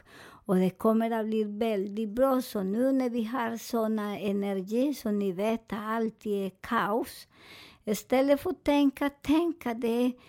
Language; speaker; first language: Swedish; non-native, fluent; Spanish